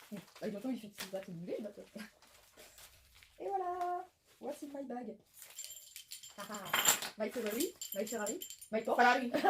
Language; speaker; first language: English; non-native, learner; French